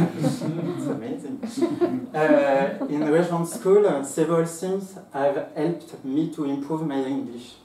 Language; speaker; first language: English; non-native, fluent; French